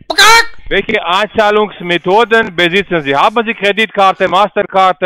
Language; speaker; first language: German; non-native, learner; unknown